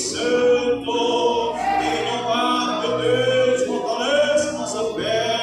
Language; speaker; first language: Portuguese; native; Portuguese